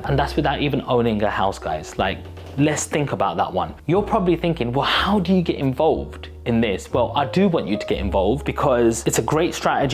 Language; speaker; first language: English; native; English